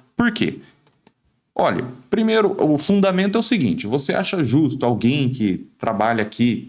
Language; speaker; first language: Portuguese; native; Portuguese